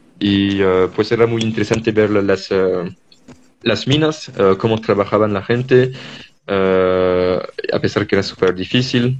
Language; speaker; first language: Spanish; non-native, fluent; French